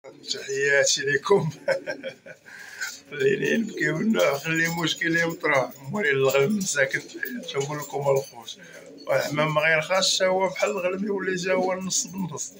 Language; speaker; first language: Arabic; native; Arabic